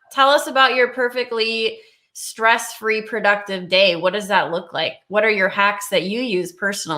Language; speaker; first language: English; native; English